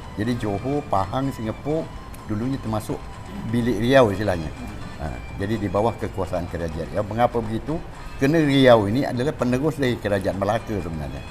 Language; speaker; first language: Malay; native; Malay